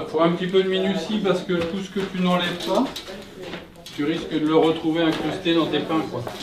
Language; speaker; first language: French; native; French